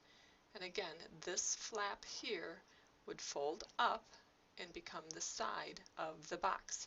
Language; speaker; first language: English; native; English